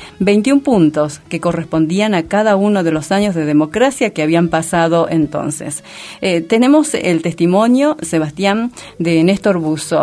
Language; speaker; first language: Spanish; native; Spanish